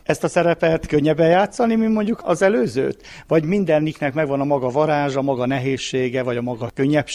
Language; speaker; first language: Hungarian; native; Hungarian